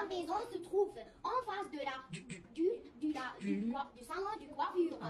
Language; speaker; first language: French; non-native, learner; Arabic